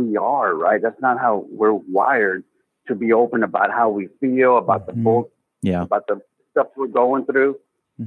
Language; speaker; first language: English; native; English